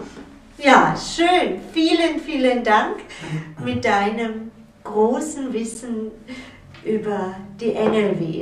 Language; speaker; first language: German; native; German